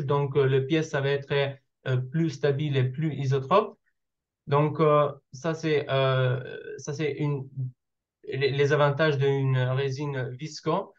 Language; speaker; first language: French; non-native, learner; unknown